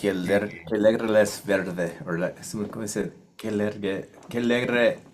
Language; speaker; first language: Spanish; non-native, learner; English